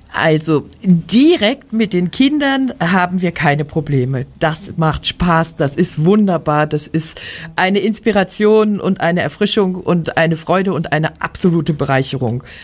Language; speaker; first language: German; native; German